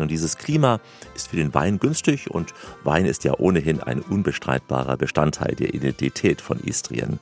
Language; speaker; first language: German; native; German